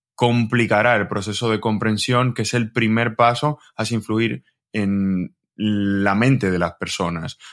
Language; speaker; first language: Spanish; native; Spanish